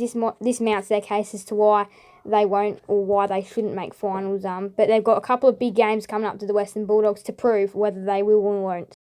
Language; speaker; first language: English; native; English